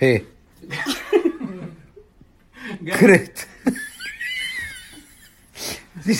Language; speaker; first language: Arabic; native; Arabic